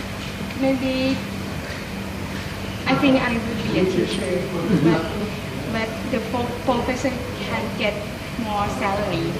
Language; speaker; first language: English; non-native, learner; Thai